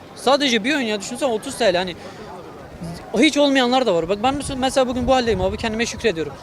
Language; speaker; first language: Turkish; non-native, local second language; Kurdish